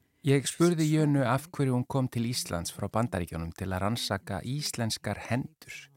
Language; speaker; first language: Icelandic; native; Icelandic